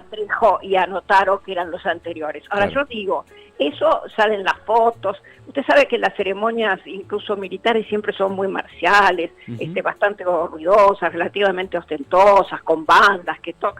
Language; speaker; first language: Spanish; native; Spanish